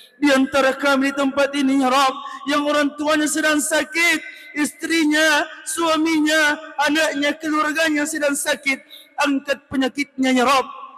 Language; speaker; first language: Malay; non-native, local second language; Buginese